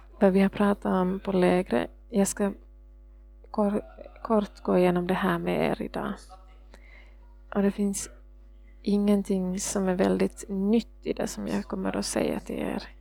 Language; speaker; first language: Swedish; non-native, fluent; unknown